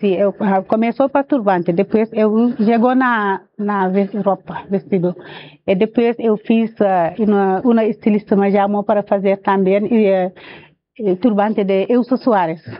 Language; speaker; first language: Portuguese; non-native, learner; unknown